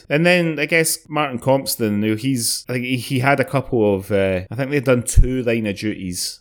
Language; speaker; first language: English; native; English